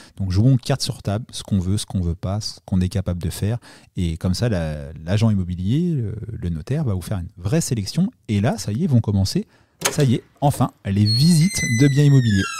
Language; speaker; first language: French; native; French